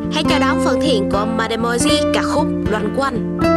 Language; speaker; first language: Vietnamese; native; Vietnamese